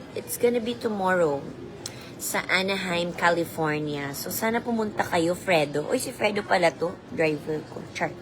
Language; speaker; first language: Filipino; non-native, local second language; Cebuano